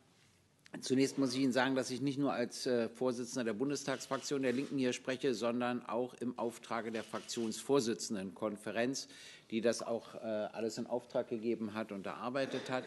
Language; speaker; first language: German; native; German